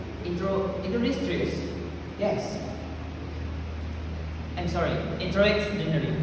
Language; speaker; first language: English; non-native, learner; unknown